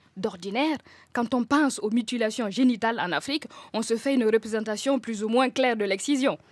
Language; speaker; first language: French; non-native, local second language; Mossi